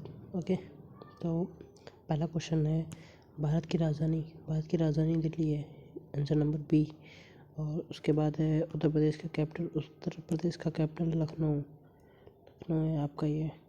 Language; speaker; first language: Hindi; native; Hindi